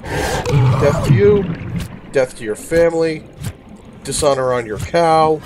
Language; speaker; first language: English; native; English